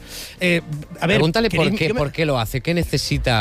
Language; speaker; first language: Spanish; native; Spanish